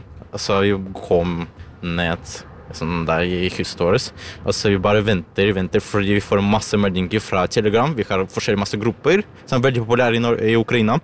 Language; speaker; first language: Norwegian; non-native, learner; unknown